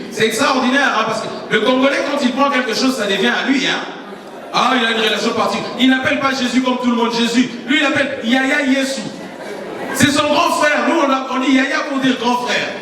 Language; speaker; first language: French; non-native, local second language; Lingala